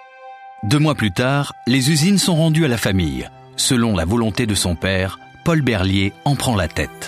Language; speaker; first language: French; native; French